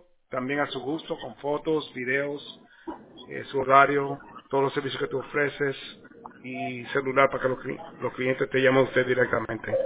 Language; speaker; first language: Spanish; early bilingual, heritage; Spanish